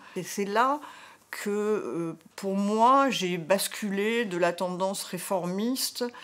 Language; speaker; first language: French; native; French